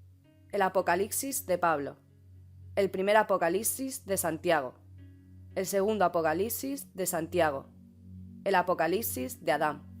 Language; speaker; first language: Spanish; native; Spanish